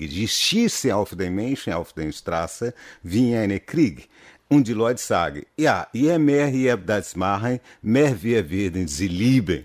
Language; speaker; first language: German; non-native, fluent; Portuguese